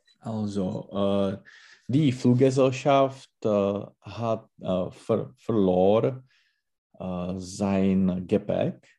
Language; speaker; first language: German; non-native, learner; Czech